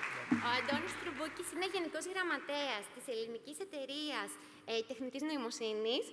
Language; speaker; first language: Greek; native; Greek